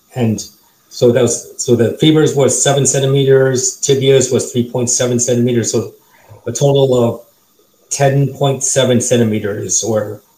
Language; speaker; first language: English; non-native, fluent; German